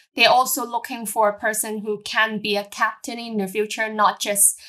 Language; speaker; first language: English; non-native, local second language; Cantonese